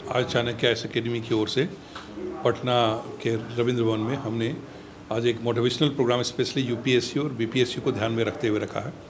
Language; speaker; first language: Hindi; native; Hindi